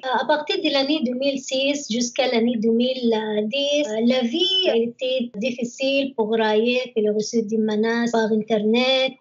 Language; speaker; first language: French; non-native, learner; Arabic